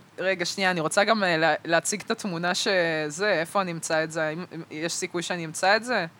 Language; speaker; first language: Hebrew; early bilingual, other home language; Russian